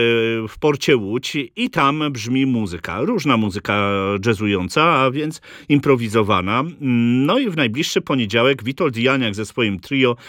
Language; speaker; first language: Polish; native; Polish